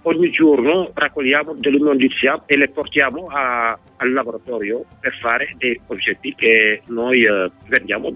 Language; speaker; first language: Italian; non-native, fluent; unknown